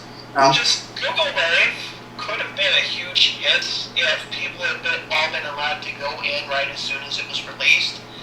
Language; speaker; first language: English; native; English